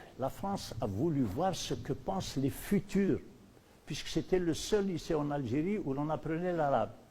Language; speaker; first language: French; non-native, local second language; Berber languages